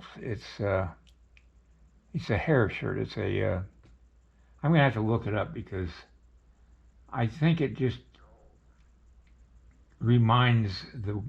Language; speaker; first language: English; native; English